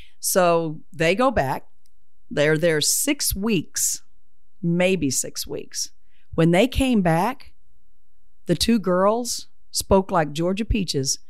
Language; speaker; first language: English; native; English